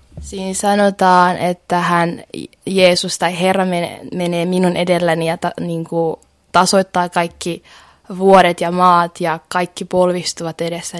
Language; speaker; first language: Finnish; early bilingual, other home language; Swahili